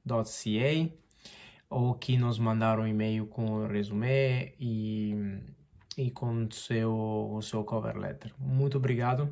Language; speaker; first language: Portuguese; non-native, fluent; Spanish